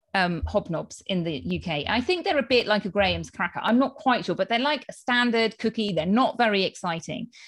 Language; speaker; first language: English; native; English